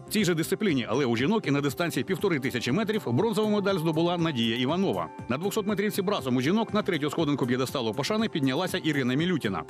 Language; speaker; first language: Ukrainian; native; Ukrainian